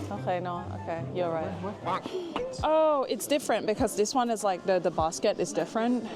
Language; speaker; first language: English; non-native, fluent; Thai